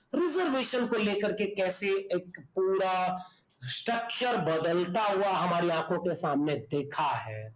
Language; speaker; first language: Hindi; native; Hindi